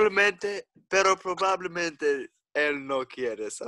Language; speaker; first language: Spanish; non-native, learner; English